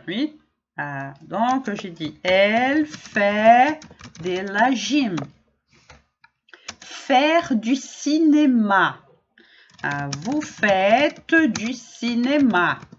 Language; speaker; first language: French; non-native, fluent; Portuguese